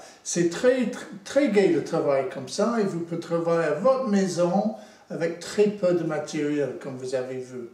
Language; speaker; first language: French; non-native, fluent; English